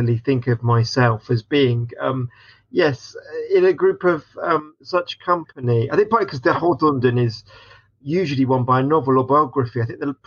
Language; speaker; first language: English; native; English